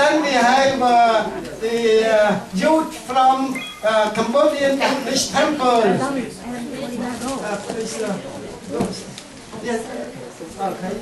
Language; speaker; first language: English; non-native, fluent; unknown